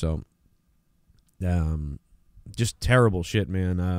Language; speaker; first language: English; native; English